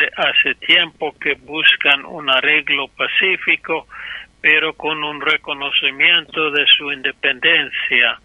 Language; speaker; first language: Spanish; non-native, fluent; English